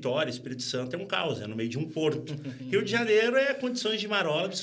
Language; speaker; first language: Portuguese; native; Portuguese